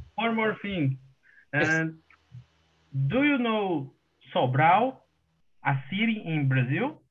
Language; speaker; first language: English; non-native, learner; Portuguese